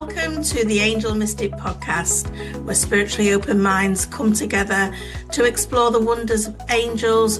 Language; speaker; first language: English; native; English